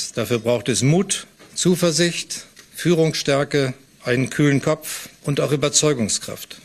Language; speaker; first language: German; native; German